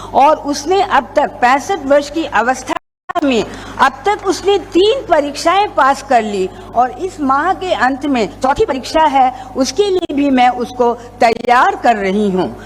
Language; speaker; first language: Hindi; non-native, local second language; Tamil